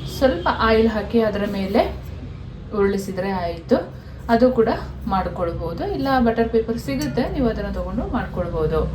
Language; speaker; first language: Kannada; native; Kannada